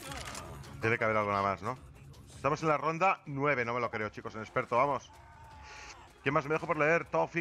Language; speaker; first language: Spanish; native; Spanish